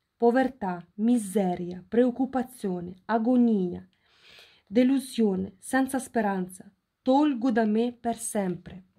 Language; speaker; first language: Italian; non-native, fluent; Ukrainian